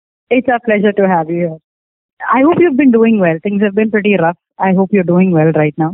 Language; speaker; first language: English; non-native, local second language; Malayalam